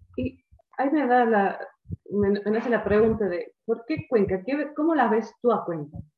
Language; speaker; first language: Spanish; native; Spanish